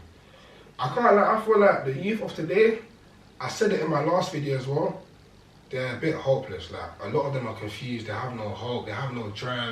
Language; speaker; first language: English; native; English